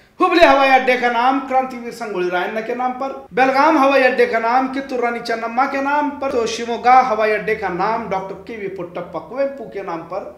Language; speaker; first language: Hindi; non-native, local second language; Urdu